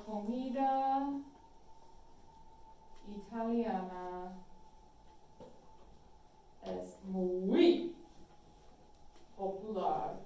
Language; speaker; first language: Spanish; non-native, fluent; English